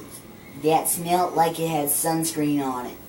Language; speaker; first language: English; native; English